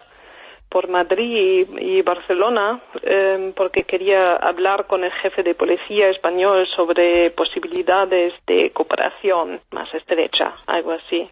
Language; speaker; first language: Spanish; non-native, fluent; German